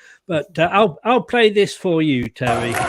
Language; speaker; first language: English; native; English